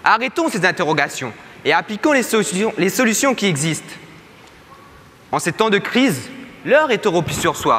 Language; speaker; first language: French; native; French